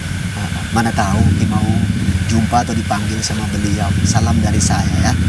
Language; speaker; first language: Indonesian; native; Indonesian